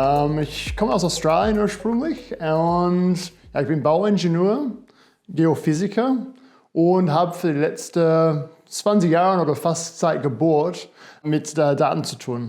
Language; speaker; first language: German; non-native, fluent; English